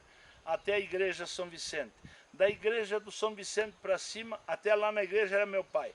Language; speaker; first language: Portuguese; native; Portuguese